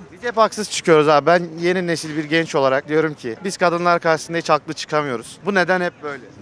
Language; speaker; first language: Turkish; native; Turkish